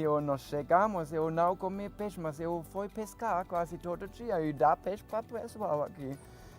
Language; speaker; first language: Portuguese; non-native, learner; German